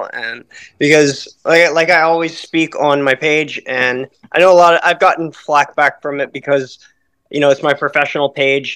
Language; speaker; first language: English; native; English